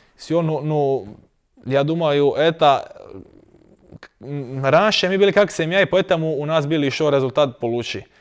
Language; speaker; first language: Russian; non-native, learner; Croatian